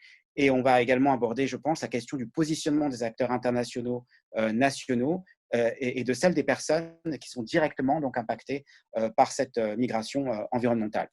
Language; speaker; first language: French; native; French